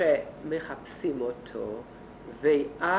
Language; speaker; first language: Hebrew; non-native, fluent; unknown